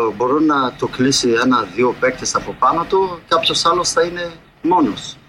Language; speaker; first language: Greek; non-native, fluent; French